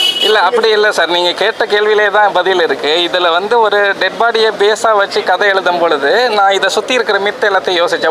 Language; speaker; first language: Tamil; native; Tamil